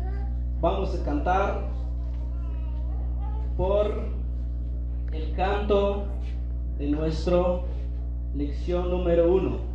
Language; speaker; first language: Spanish; non-native, local second language; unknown